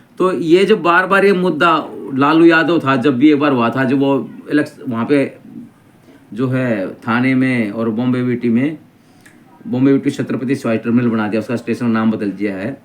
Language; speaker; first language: Hindi; native; Hindi